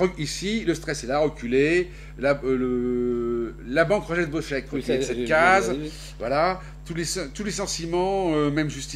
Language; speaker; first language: French; native; French